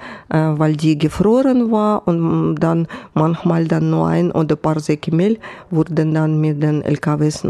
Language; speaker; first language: German; non-native, fluent; Russian